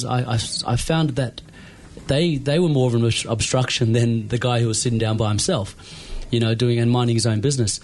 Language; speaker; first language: English; native; English